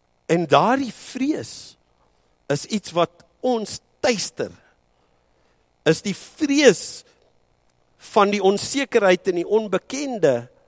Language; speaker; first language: Afrikaans; early bilingual, heritage; Afrikaans